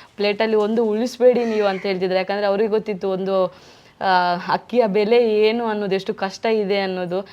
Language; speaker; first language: Kannada; non-native, local second language; Tulu